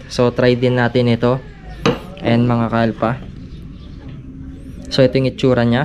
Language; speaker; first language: Filipino; native; Filipino